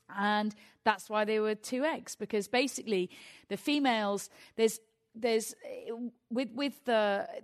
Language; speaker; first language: English; native; English